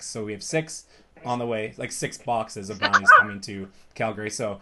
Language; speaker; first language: English; native; English